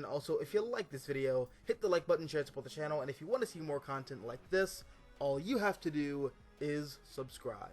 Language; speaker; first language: English; native; English